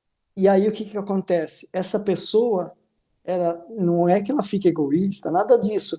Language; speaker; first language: Portuguese; native; Portuguese